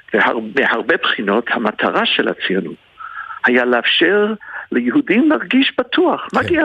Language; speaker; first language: Hebrew; non-native, fluent; English